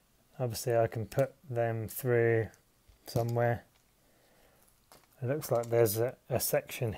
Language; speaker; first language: English; native; English